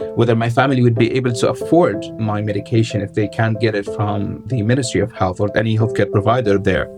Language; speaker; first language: English; non-native, fluent; Arabic